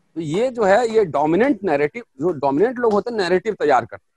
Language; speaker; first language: Hindi; native; Hindi